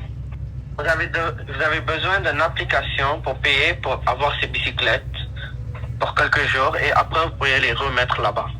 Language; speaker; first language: French; non-native, learner; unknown